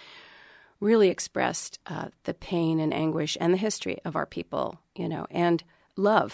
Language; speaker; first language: English; early bilingual, other home language; Spanish